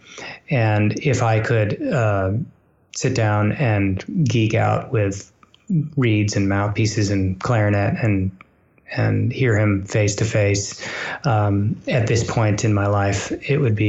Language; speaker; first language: English; native; English